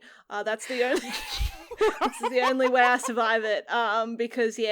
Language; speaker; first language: English; native; English